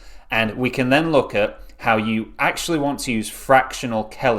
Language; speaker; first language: English; native; English